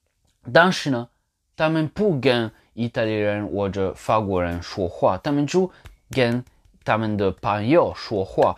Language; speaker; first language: Chinese; non-native, learner; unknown